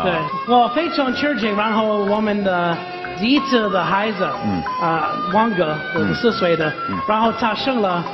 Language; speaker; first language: Chinese; non-native, learner; English